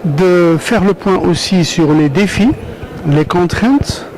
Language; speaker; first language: French; non-native, local second language; Arabic